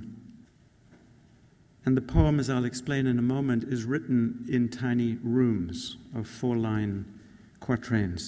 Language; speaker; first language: English; native; English